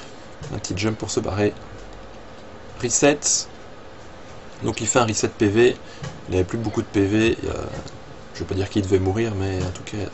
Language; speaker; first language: French; native; French